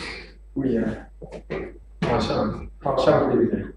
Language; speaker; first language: Chinese; non-native, learner; Japanese